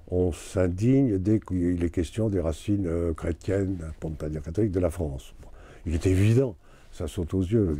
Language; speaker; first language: French; native; French